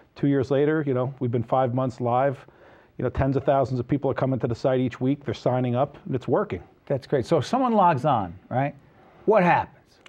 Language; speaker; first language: English; native; English